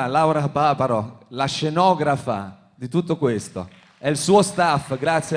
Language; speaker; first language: Italian; native; Italian